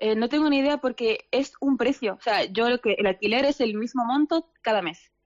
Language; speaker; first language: Spanish; early bilingual, other home language; Arabic